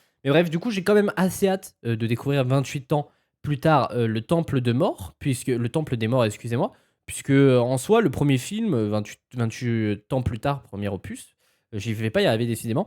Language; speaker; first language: French; native; French